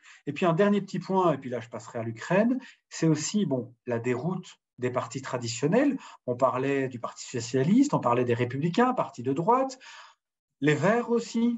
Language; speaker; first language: French; native; French